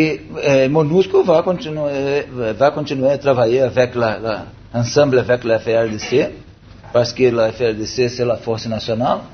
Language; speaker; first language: French; non-native, learner; Portuguese